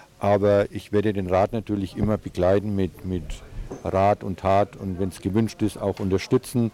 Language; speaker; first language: German; native; German